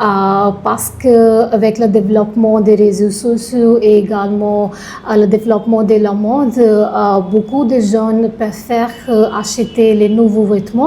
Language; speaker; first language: French; non-native, learner; Punjabi